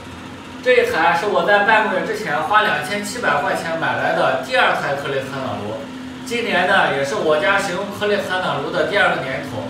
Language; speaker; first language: Chinese; native; Chinese